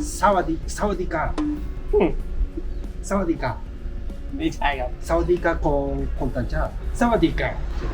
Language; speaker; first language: Thai; non-native, learner; Japanese